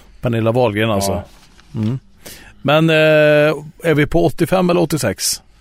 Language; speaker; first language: Swedish; native; Swedish